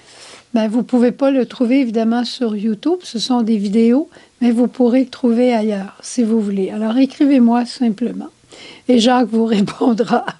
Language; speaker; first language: French; native; French